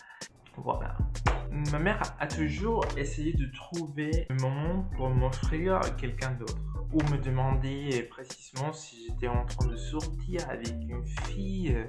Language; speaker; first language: French; non-native, learner; Spanish